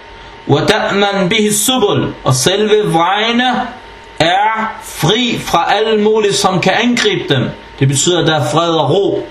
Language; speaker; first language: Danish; early bilingual, other home language; Arabic